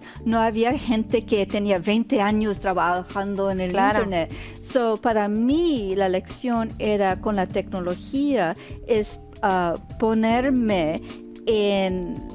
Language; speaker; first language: Spanish; early bilingual, heritage; Spanish